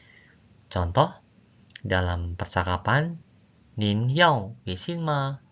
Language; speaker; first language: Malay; non-native, fluent; Chinese